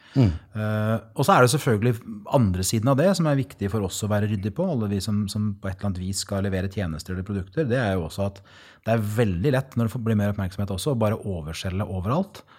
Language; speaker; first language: Norwegian; native; Norwegian